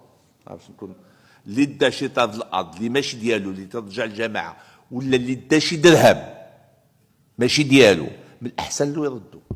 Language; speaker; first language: Arabic; native; Arabic